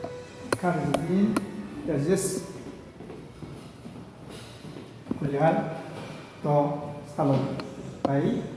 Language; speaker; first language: Russian; non-native, learner; Korean